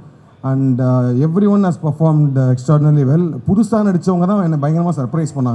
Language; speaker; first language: Tamil; native; Tamil